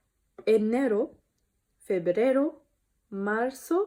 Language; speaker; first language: Spanish; non-native, learner; Arabic